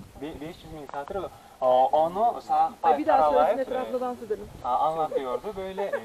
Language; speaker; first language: Turkish; non-native, local second language; Kyrgyz